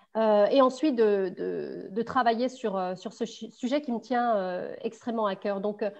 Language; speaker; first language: French; native; French